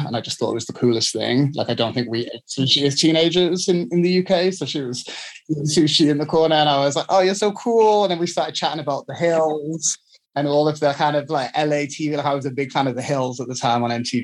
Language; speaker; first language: English; native; English